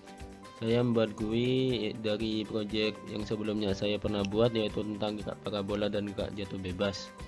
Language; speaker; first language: Indonesian; native; Indonesian